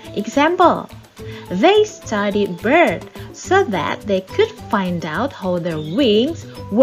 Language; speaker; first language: English; non-native, fluent; Indonesian